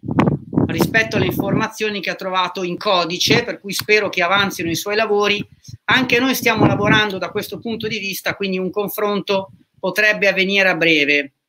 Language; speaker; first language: Italian; native; Italian